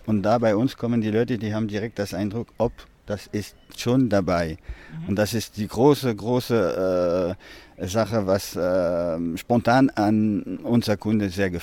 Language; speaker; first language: German; non-native, fluent; French